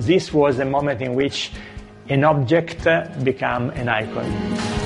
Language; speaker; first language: English; non-native, fluent; Italian